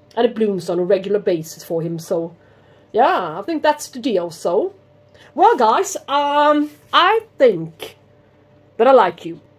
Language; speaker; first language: English; non-native, fluent; Swedish